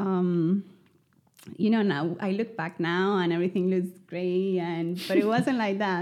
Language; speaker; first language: English; non-native, fluent; Spanish